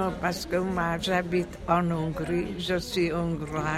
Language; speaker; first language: French; non-native, fluent; Hungarian